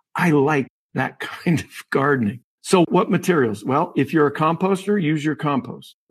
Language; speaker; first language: English; native; English